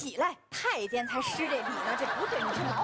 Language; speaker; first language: Chinese; native; Chinese